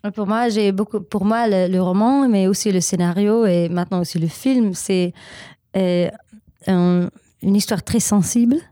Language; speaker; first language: French; non-native, learner; German